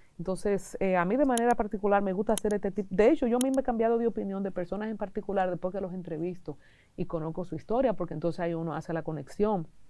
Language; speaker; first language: Spanish; native; Spanish